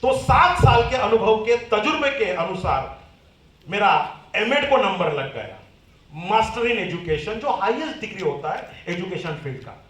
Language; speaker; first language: Hindi; non-native, local second language; Marathi